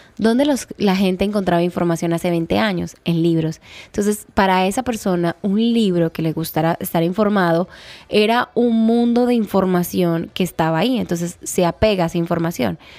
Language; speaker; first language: Spanish; native; Spanish